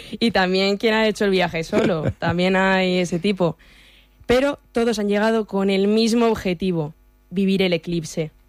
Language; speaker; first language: Spanish; native; Spanish